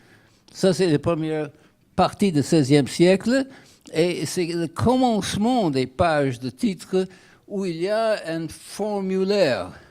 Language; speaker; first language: French; non-native, fluent; English